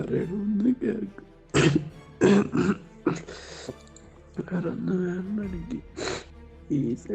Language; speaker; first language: Malayalam; native; Malayalam